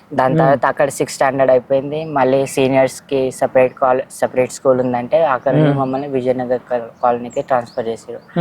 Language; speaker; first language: Telugu; non-native, local second language; Marathi